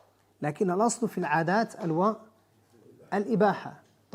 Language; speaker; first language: Arabic; non-native, fluent; English